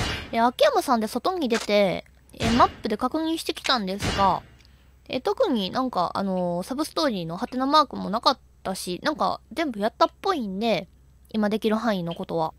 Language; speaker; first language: Japanese; native; Japanese